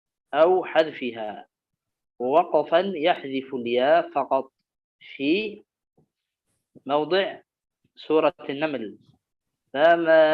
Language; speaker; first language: Arabic; native; Arabic